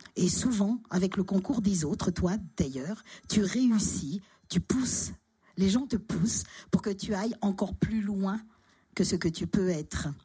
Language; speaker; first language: French; native; French